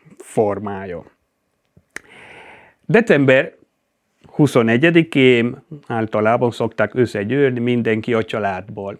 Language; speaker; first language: Hungarian; non-native, fluent; Spanish